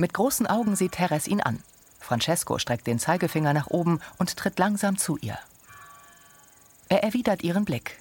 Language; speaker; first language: German; native; German